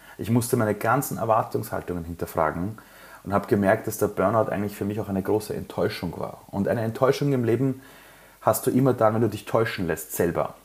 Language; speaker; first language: German; early bilingual, other home language; Persian